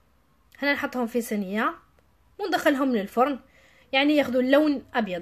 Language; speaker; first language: Arabic; native; Arabic